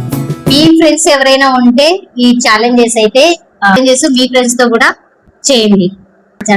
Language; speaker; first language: Telugu; native; Telugu